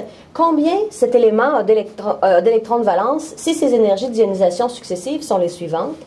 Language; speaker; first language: French; native; French